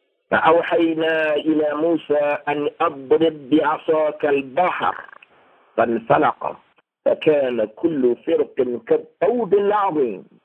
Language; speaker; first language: Arabic; non-native, fluent; English